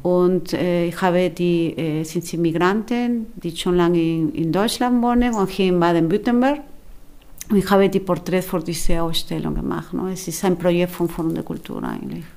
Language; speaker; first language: German; non-native, fluent; Spanish